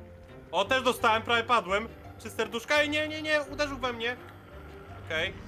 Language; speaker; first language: Polish; native; Polish